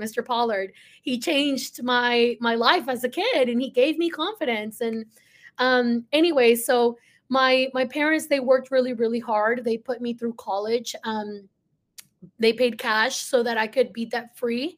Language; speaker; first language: English; early bilingual, other home language; Spanish